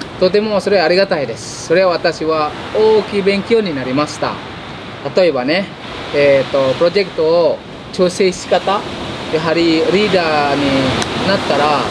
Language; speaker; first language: Japanese; non-native, fluent; Indonesian